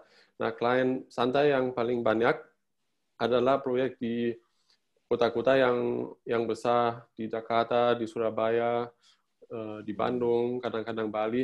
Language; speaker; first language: Indonesian; non-native, fluent; German